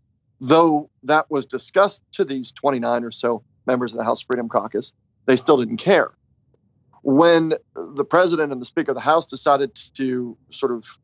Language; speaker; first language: English; native; English